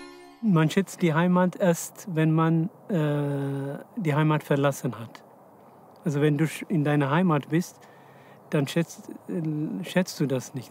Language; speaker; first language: German; non-native, fluent; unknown